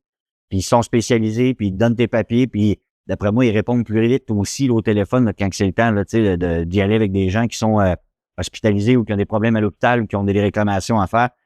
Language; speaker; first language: French; native; French